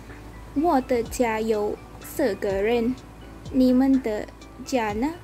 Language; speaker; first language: Chinese; non-native, learner; Malay